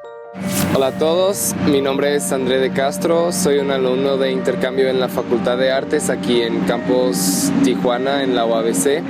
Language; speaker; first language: Spanish; non-native, learner; Portuguese